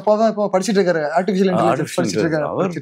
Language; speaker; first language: Tamil; native; Tamil